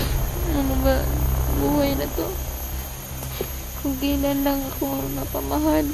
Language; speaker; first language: Filipino; non-native, local second language; Cebuano